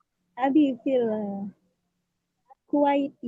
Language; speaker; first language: Arabic; non-native, learner; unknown